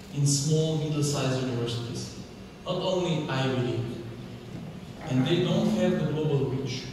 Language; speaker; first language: English; non-native, fluent; Slovenian